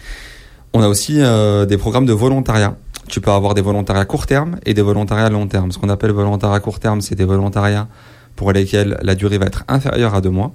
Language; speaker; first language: French; native; French